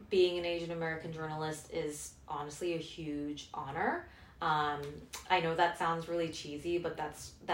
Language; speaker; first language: English; non-native, local second language; Korean